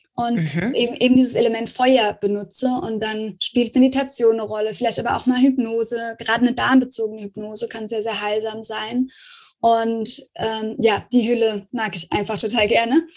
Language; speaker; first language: German; native; German